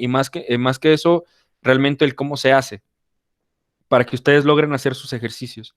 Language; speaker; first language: Spanish; native; Spanish